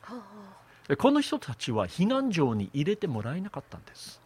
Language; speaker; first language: Japanese; non-native, fluent; English